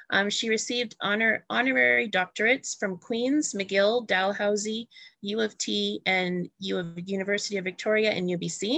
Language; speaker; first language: English; native; English